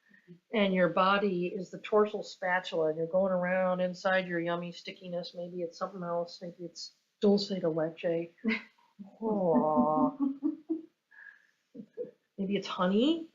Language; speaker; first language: English; native; English